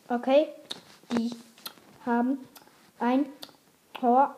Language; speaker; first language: German; native; German